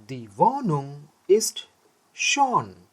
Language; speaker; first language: German; non-native, learner; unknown